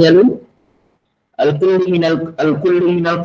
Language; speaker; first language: Arabic; non-native, learner; Indonesian